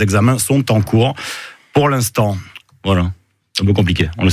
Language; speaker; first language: French; native; French